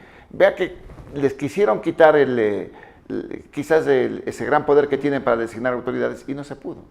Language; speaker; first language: Spanish; native; Spanish